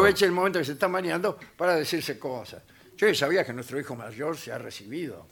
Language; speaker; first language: Spanish; native; Spanish